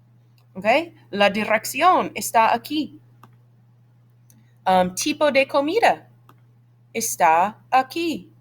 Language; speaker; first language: Spanish; non-native, fluent; English